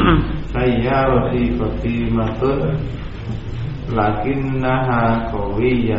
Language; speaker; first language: Arabic; non-native, learner; Indonesian